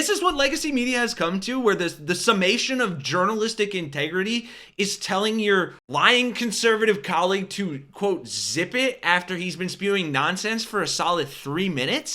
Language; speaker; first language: English; native; English